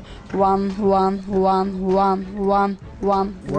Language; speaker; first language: English; non-native, learner; Turkish